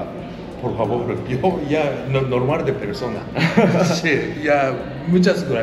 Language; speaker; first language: Spanish; non-native, learner; Japanese